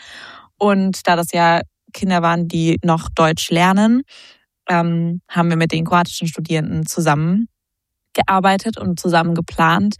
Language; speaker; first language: German; native; German